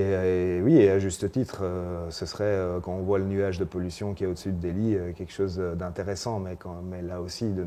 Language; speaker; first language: French; native; French